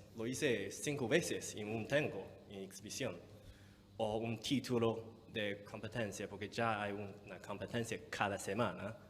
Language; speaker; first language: Spanish; non-native, fluent; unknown